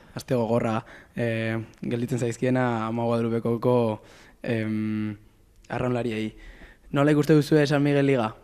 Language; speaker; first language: Basque; native; Basque